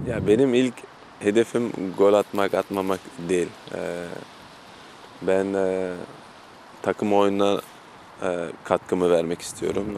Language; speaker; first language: Turkish; early bilingual, heritage; German